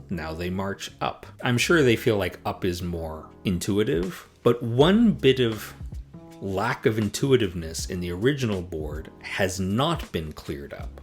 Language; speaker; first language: English; native; English